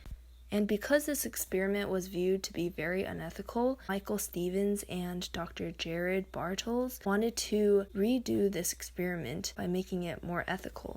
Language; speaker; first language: English; native; English